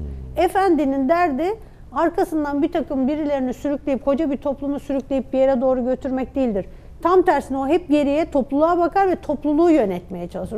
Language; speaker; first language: Turkish; native; Turkish